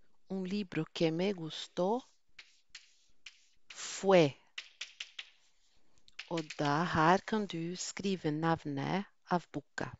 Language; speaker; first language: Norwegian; non-native, fluent; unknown